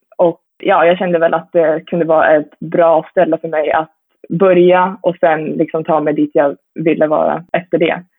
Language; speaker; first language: Swedish; native; Swedish